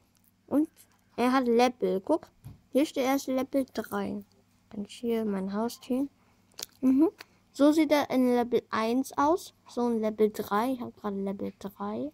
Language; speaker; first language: German; early bilingual, other home language; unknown